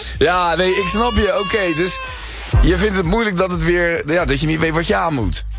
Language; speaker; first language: Dutch; early bilingual, other home language; Spanish